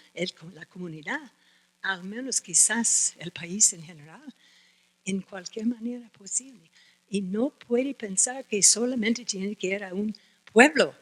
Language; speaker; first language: Spanish; non-native, fluent; English